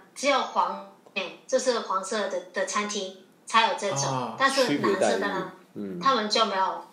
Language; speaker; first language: Chinese; non-native, local second language; Cantonese